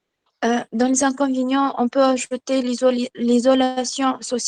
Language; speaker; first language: French; non-native, learner; Arabic